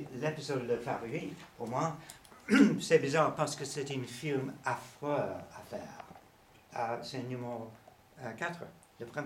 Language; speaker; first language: French; non-native, learner; English